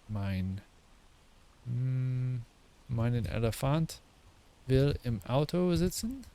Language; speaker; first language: German; non-native, learner; English